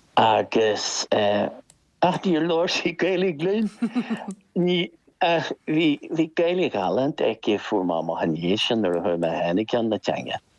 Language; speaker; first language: Irish; non-native, local second language; English